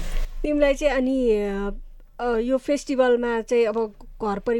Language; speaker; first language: Nepali; native; Nepali